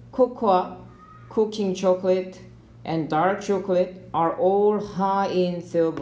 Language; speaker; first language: English; non-native, learner; Korean